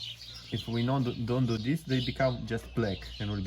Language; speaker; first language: English; non-native, learner; Romanian